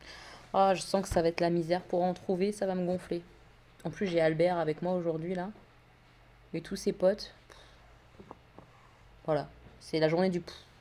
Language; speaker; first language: French; native; French